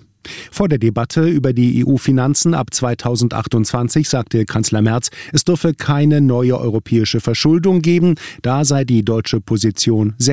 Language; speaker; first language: German; native; German